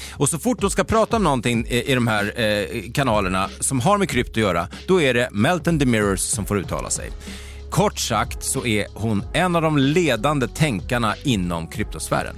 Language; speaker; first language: Swedish; native; Swedish